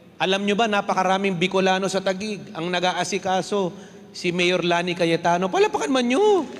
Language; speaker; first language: Filipino; non-native, local second language; Bikol